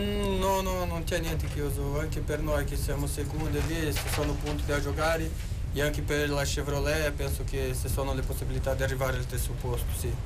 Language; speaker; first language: Italian; non-native, fluent; Portuguese